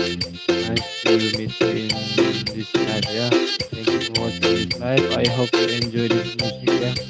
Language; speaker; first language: English; non-native, learner; Indonesian